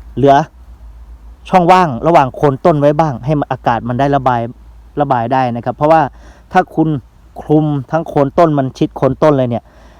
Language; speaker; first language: Thai; non-native, local second language; Northeastern Thai